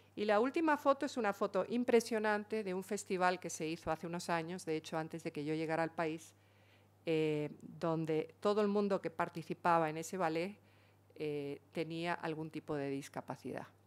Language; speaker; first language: Spanish; native; Spanish